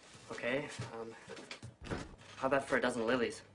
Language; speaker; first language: English; native; English